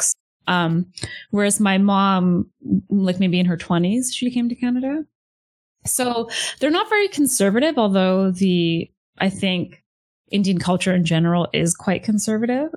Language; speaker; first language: English; native; English